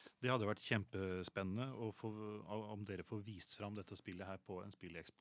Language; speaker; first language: Norwegian; native; Norwegian